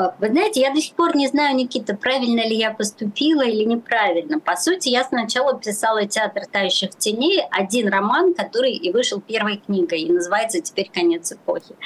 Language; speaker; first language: Russian; native; Russian